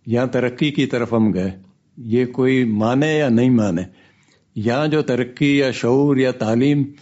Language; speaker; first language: Urdu; non-native, local second language; Baluchi